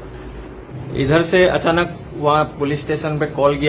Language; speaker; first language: Hindi; non-native, local second language; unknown